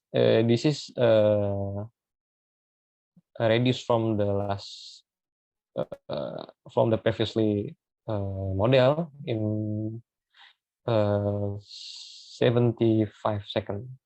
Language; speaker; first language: English; non-native, learner; Indonesian